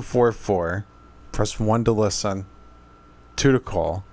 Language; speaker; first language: English; native; English